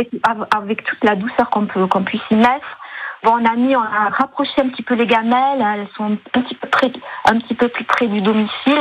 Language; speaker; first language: French; native; French